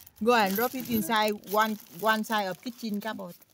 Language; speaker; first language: English; non-native, learner; Vietnamese